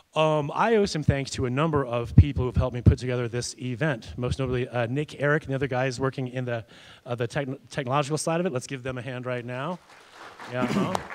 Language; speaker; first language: English; native; English